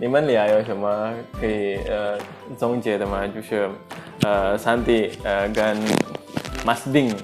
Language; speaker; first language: Chinese; non-native, fluent; Indonesian